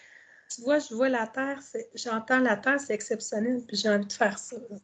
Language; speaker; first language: French; native; French